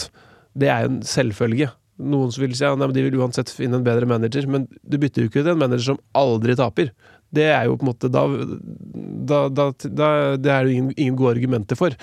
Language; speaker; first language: Norwegian; native; Norwegian